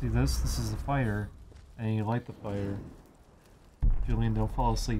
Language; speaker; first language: English; native; English